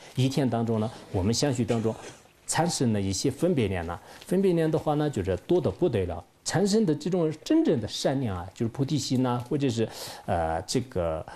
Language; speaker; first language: Chinese; non-native, local second language; Tibetan